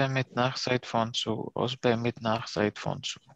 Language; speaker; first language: German; non-native, learner; Urdu